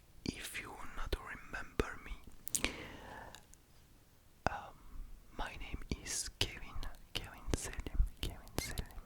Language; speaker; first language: English; non-native, learner; French